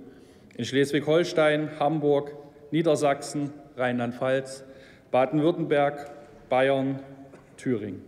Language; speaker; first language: German; native; German